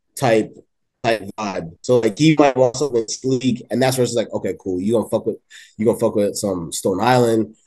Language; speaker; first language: English; native; English